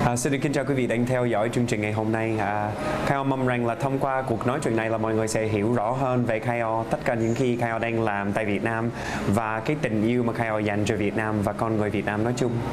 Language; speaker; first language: Vietnamese; non-native, fluent; English